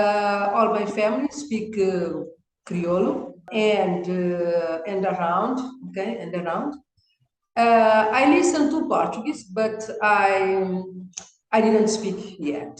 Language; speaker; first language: English; non-native, learner; Kabuverdianu